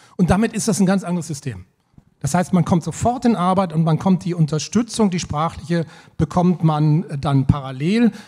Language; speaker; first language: German; native; German